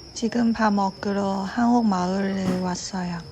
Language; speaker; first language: Korean; non-native, fluent; Cantonese